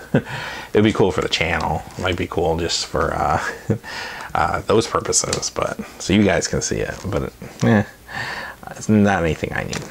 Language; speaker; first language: English; native; English